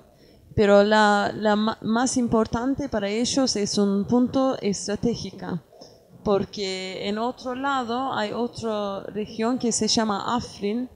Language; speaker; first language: Spanish; non-native, learner; Kurdish